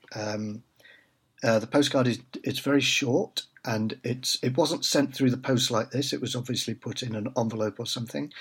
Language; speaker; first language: English; native; English